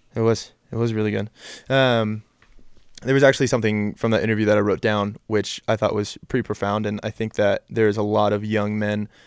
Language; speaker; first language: English; native; English